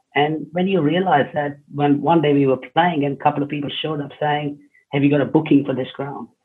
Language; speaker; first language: English; non-native, local second language; Hindi